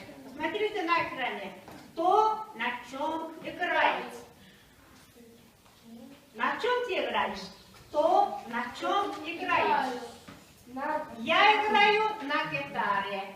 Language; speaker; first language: Russian; non-native, fluent; Mongolian